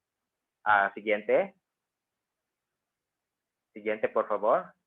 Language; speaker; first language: Spanish; non-native, fluent; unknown